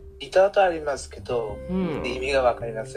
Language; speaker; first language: Japanese; non-native, learner; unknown